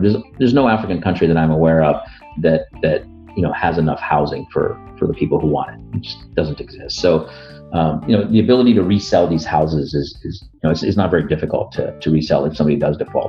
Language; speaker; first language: English; native; English